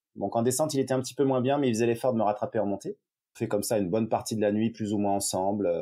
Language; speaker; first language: French; native; French